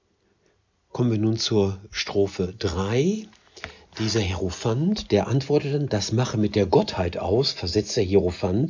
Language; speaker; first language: German; native; German